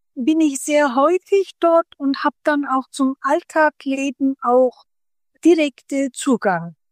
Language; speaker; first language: German; early bilingual, other home language; Turkish